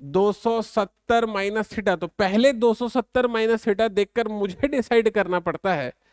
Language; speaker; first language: Hindi; native; Hindi